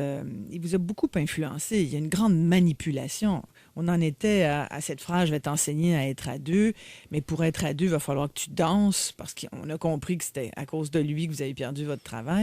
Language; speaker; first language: French; native; French